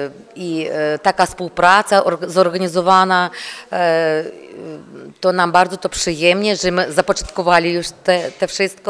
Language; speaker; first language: Polish; non-native, learner; Ukrainian